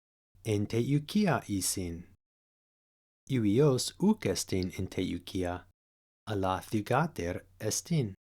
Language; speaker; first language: Greek; non-native, fluent; English